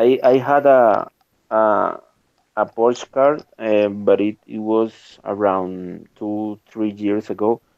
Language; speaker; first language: English; non-native, learner; Spanish